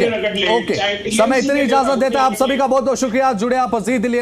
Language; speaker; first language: Hindi; native; Hindi